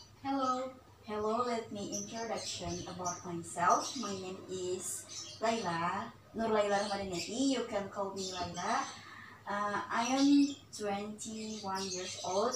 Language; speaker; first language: English; non-native, learner; Indonesian